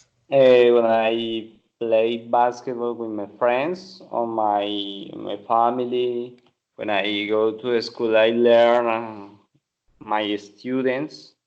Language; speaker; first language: English; non-native, learner; Spanish